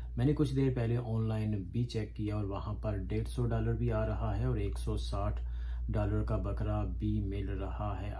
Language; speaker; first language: Urdu; non-native, local second language; Punjabi